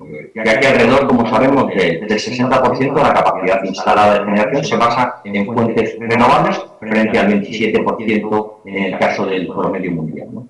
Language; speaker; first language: Spanish; native; Spanish